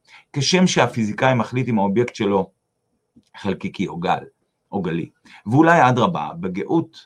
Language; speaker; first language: Hebrew; native; Hebrew